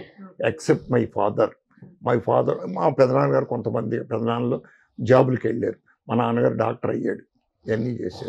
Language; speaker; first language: Telugu; native; Telugu